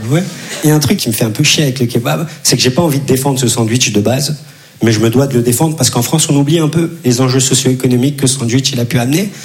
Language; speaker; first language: French; early bilingual, other home language; Turkish